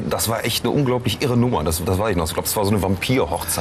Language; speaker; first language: German; native; German